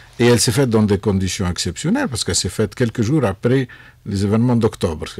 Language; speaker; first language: French; non-native, local second language; Arabic